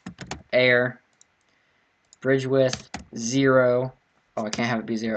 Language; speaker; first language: English; native; English